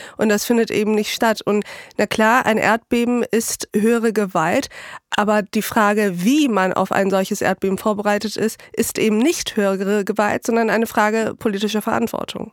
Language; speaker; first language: German; early bilingual, other home language; Turkish